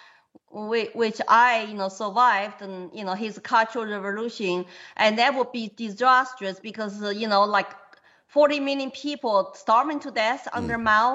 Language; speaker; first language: English; non-native, fluent; Chinese